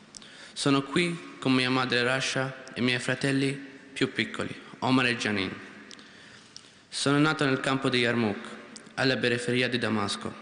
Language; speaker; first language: Italian; non-native, learner; Arabic